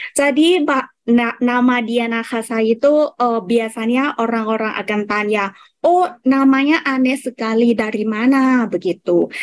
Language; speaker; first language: Indonesian; non-native, fluent; Thai